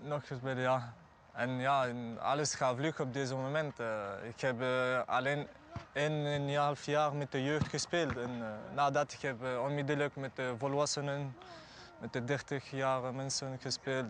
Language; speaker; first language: Dutch; non-native, learner; Aramaic